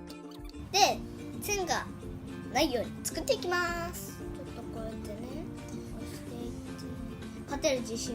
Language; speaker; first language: Japanese; early bilingual, heritage; Japanese